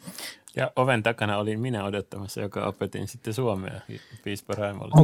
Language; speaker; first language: Finnish; native; Finnish